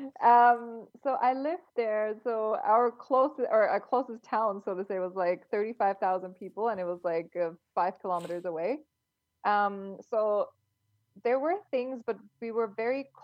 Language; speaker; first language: English; non-native, fluent; German